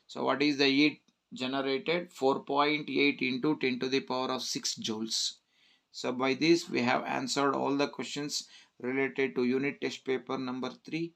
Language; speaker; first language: English; non-native, local second language; Kannada